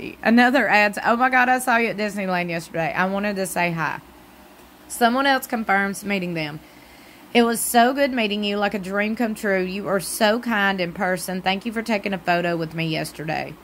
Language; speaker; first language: English; native; English